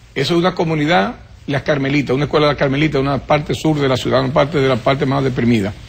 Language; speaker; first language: Spanish; native; Spanish